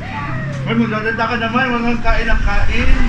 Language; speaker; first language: Filipino; non-native, local second language; Cebuano